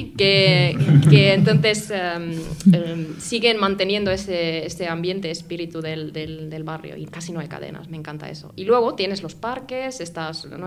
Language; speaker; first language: Spanish; non-native, fluent; Finnish